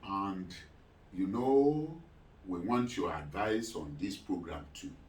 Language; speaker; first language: English; non-native, local second language; Yoruba